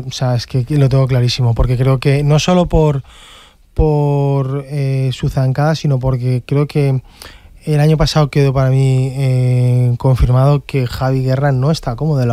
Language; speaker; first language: Spanish; native; Spanish